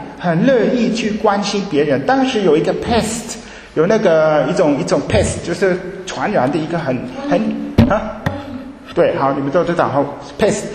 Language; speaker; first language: Chinese; early bilingual, heritage; Chinese